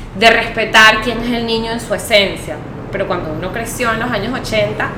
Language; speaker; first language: Spanish; native; Spanish